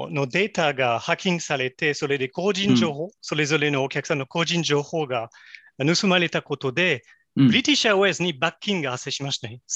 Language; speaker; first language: Japanese; non-native, fluent; French